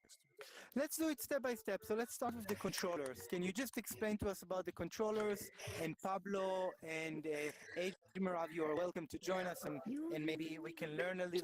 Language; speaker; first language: English; non-native, fluent; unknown